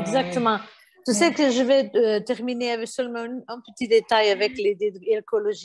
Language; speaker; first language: French; non-native, fluent; Portuguese